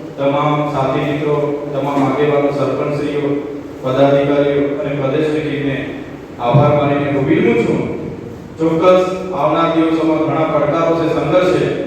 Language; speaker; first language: Gujarati; non-native, local second language; Vasavi